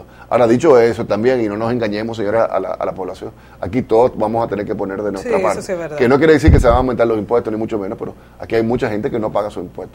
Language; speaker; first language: Spanish; native; Spanish